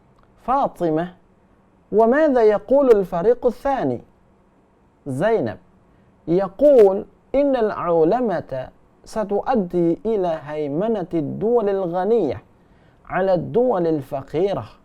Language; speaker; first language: Arabic; non-native, fluent; Indonesian